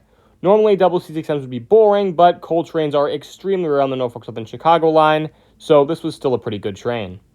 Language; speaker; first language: English; native; English